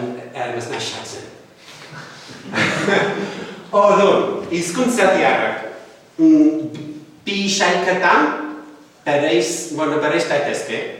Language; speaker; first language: Basque; non-native, fluent; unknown